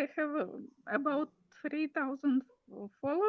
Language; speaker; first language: English; non-native, fluent; Russian